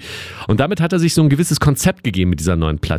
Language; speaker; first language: German; native; German